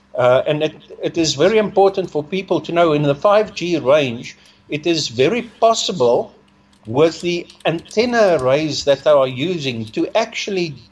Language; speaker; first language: English; non-native, local second language; Afrikaans